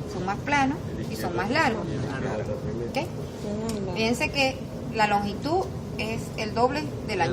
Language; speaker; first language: Spanish; native; Spanish